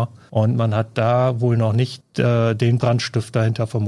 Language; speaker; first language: German; native; German